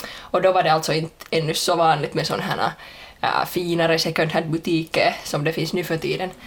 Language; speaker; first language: Swedish; native; Swedish